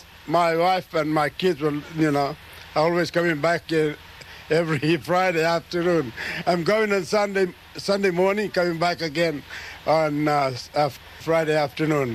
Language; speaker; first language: English; native; English